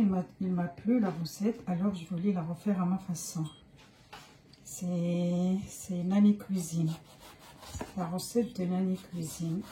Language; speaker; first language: French; non-native, fluent; Arabic